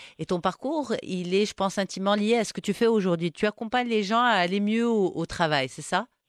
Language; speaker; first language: French; non-native, local second language; Arabic